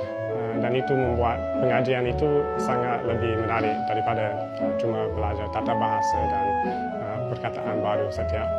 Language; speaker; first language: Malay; non-native, fluent; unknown